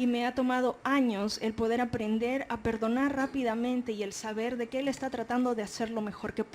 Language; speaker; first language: Spanish; native; Spanish